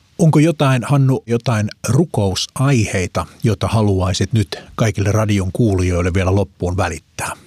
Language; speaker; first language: Finnish; native; Finnish